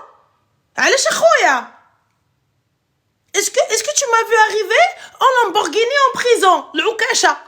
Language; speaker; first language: French; early bilingual, other home language; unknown